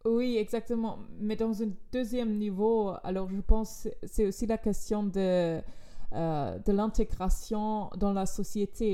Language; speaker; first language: French; non-native, fluent; German